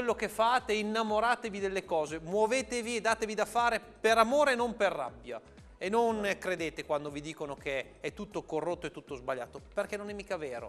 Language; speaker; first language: Italian; native; Italian